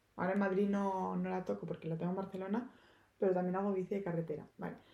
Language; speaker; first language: Spanish; native; Spanish